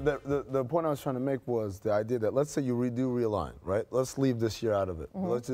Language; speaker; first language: English; native; English